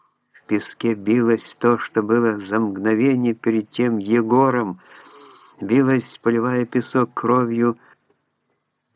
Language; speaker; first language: Russian; native; Russian